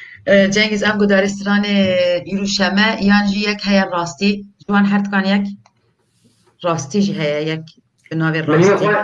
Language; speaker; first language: Kurdish; native; Kurdish